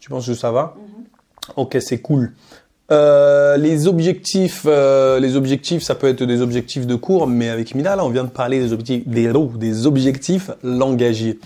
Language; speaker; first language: French; native; French